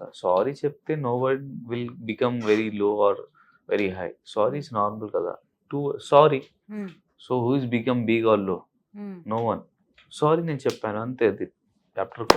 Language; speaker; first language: Telugu; non-native, learner; Hindi